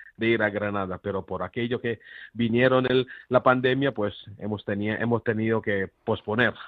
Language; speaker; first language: Spanish; non-native, fluent; Filipino